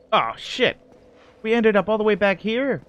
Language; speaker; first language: English; native; English